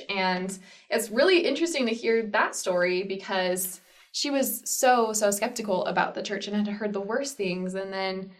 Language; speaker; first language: English; native; English